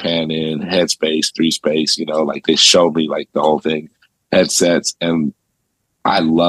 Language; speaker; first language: English; native; English